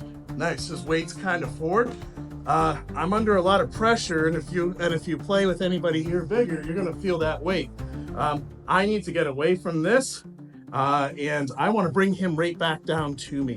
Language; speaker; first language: English; native; English